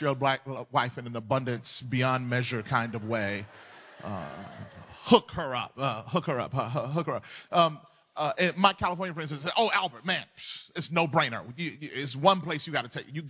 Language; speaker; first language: English; native; English